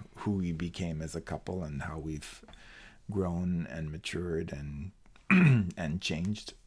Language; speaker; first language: English; non-native, fluent; Spanish